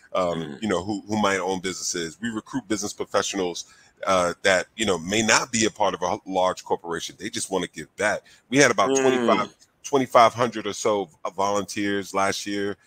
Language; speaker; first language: English; native; English